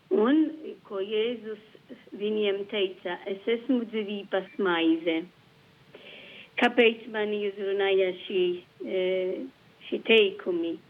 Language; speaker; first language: Latvian; non-native, learner; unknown